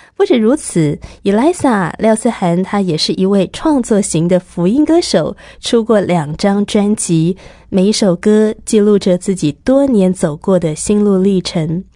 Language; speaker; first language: Chinese; native; Chinese